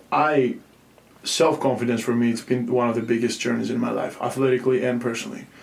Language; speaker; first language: English; non-native, fluent; Greek